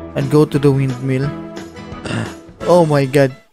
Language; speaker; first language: English; non-native, local second language; Cebuano